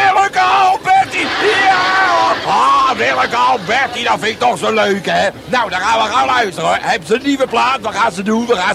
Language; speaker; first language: Dutch; native; Dutch